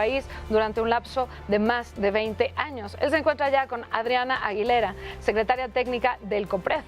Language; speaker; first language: Spanish; native; Spanish